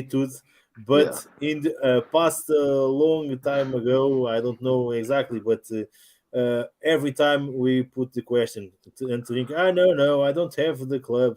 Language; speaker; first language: English; non-native, learner; Portuguese